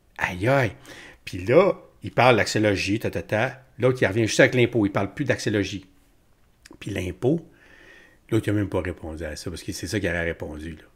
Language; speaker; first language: French; native; French